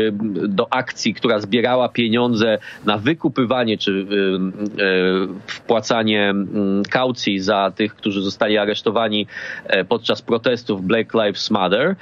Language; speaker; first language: Polish; native; Polish